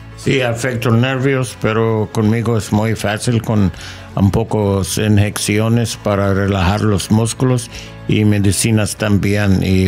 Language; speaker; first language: Spanish; non-native, learner; English